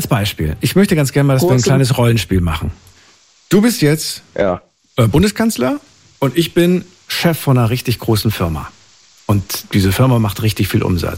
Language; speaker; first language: German; native; German